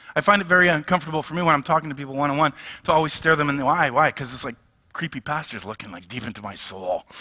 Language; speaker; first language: English; native; English